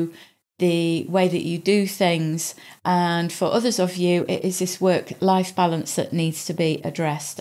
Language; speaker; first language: English; native; English